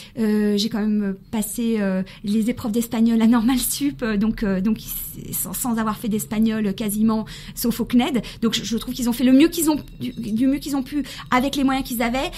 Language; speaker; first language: French; early bilingual, other home language; Spanish